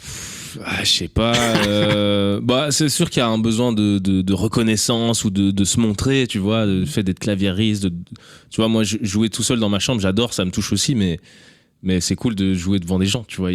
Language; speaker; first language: French; native; French